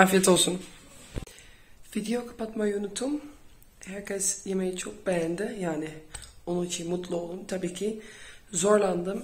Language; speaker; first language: Turkish; non-native, fluent; Dutch